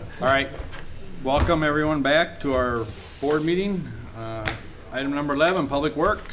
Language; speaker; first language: English; native; English